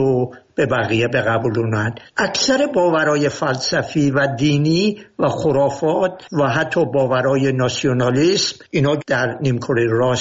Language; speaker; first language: Persian; native; Persian